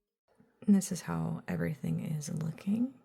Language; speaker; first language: English; native; English